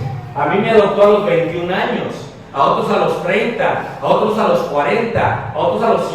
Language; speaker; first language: Spanish; early bilingual, heritage; Spanish